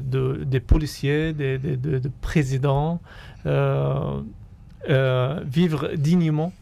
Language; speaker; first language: French; non-native, fluent; Arabic